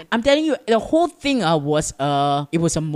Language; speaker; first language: English; native; English